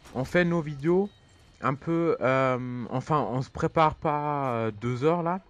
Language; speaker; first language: French; non-native, fluent; German